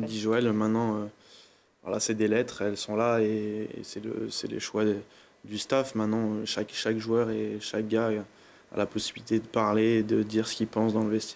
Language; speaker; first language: French; native; French